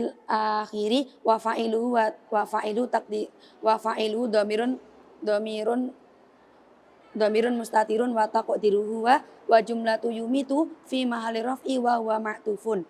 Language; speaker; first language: Arabic; non-native, learner; Indonesian